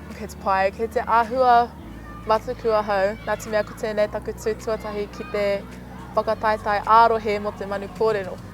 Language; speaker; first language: Māori; non-native, local second language; English